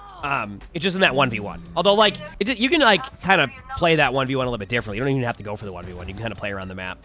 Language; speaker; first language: English; native; English